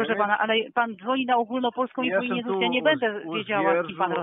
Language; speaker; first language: Polish; native; Polish